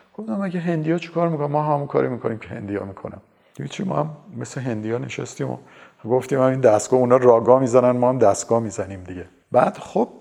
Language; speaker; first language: Persian; native; Persian